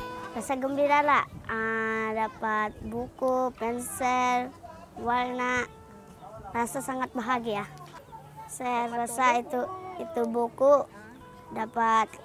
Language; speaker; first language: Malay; early bilingual, other home language; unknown